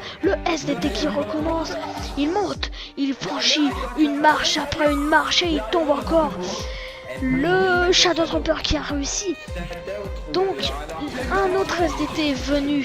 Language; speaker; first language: French; native; French